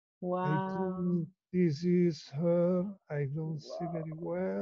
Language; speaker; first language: English; non-native, learner; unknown